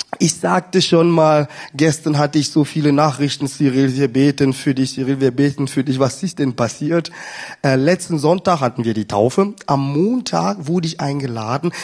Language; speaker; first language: German; non-native, fluent; French